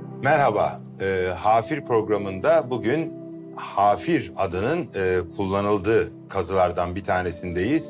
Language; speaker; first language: Turkish; native; Turkish